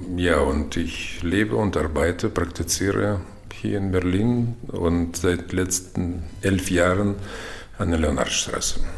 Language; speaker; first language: German; non-native, fluent; Russian